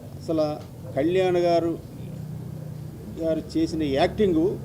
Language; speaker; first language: Telugu; native; Telugu